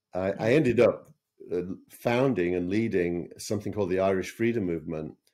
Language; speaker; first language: English; native; English